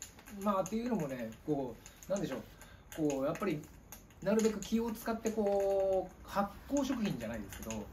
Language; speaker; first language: Japanese; native; Japanese